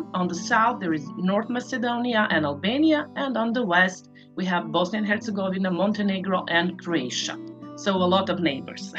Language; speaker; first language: English; non-native, fluent; Serbian